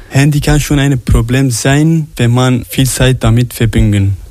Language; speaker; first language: German; non-native, learner; Arabic